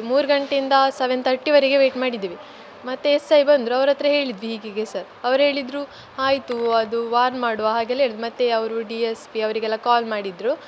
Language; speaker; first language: Kannada; non-native, local second language; Tulu